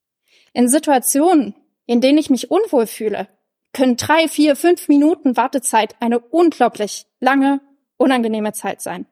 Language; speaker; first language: German; native; German